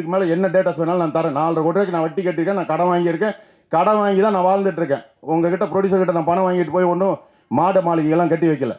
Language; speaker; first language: Tamil; native; Tamil